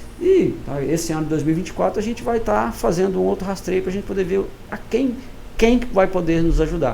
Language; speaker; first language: Portuguese; native; Portuguese